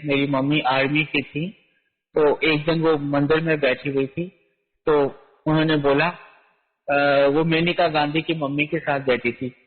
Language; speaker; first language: Hindi; native; Hindi